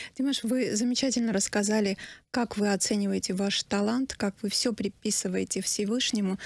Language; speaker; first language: Russian; non-native, local second language; Armenian